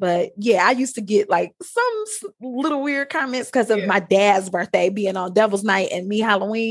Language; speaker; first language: English; native; English